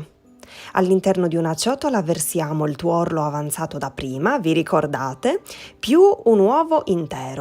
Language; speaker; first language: Italian; native; Italian